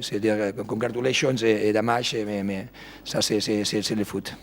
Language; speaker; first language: French; non-native, fluent; Spanish